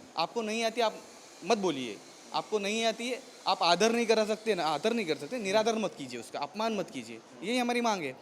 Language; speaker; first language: Hindi; native; Hindi